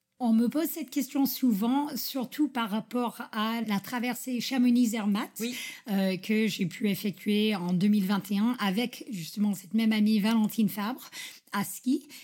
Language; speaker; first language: French; non-native, fluent; English